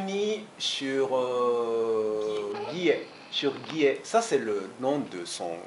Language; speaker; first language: French; non-native, fluent; Japanese